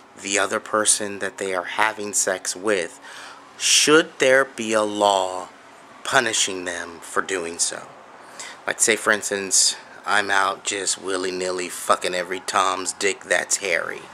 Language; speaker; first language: English; native; English